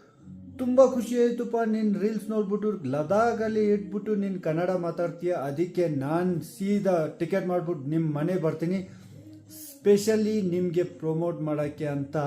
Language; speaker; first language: Kannada; non-native, fluent; Ladakhi